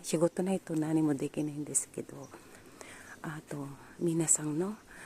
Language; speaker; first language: Japanese; non-native, learner; Filipino